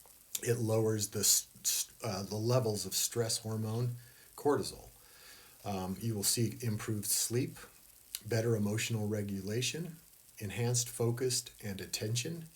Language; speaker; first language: English; native; English